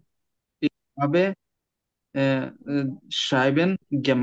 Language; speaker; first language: German; non-native, learner; Bangla